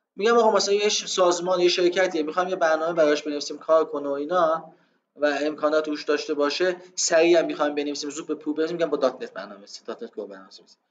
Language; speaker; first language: Persian; non-native, local second language; Azerbaijani